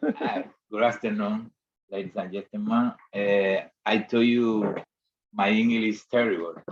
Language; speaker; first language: English; non-native, learner; Spanish